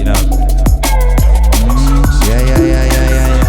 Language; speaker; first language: English; native; English